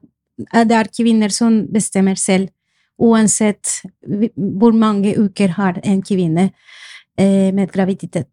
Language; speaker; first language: Norwegian; non-native, fluent; Spanish